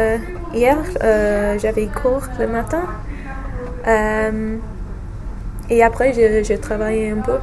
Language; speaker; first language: French; non-native, fluent; English